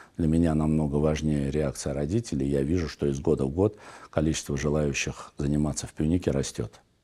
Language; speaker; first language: Russian; non-native, local second language; Armenian